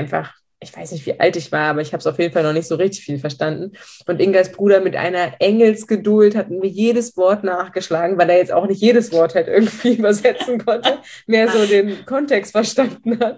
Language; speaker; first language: German; native; German